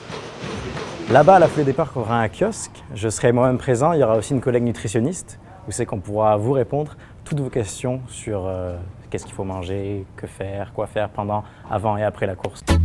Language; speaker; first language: French; native; French